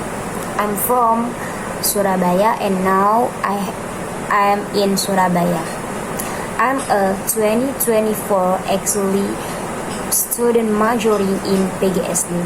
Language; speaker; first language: English; non-native, learner; Indonesian